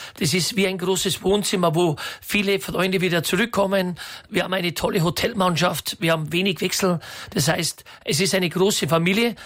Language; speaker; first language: German; native; German